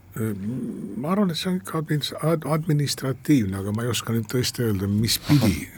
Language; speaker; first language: Estonian; native; Estonian